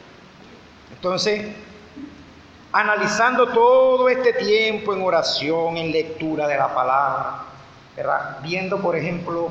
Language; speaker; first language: Spanish; native; Spanish